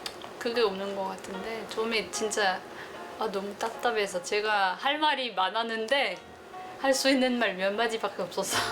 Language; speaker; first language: Korean; non-native, fluent; French